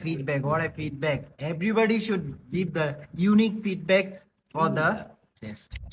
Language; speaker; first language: English; non-native, local second language; Bangla